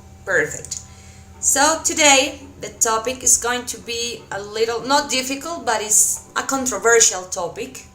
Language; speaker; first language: English; non-native, fluent; Spanish